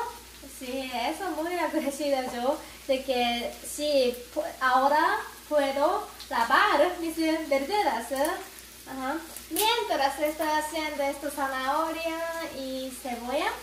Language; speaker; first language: Spanish; non-native, learner; Japanese